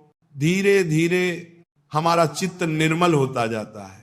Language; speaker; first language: Hindi; native; Hindi